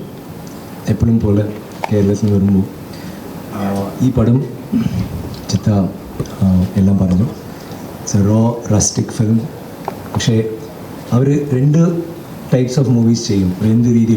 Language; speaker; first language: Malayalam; non-native, learner; Tamil